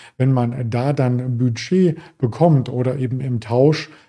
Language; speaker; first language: German; native; German